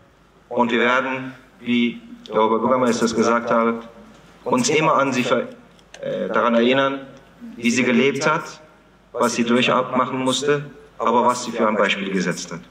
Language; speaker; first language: German; early bilingual, other home language; Turkish